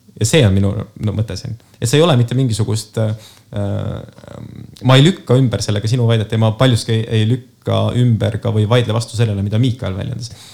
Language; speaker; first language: Estonian; native; Estonian